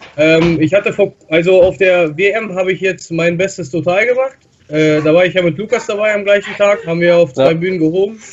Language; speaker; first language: German; non-native, fluent; Russian